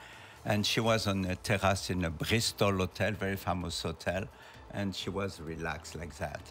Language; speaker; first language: English; non-native, learner; French